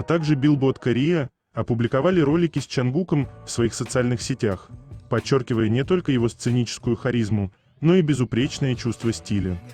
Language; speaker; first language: Russian; native; Russian